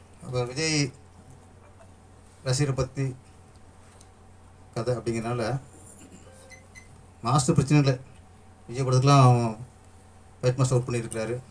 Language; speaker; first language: Tamil; native; Tamil